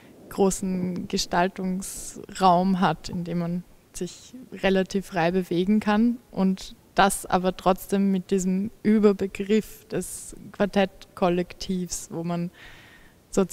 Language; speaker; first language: German; native; German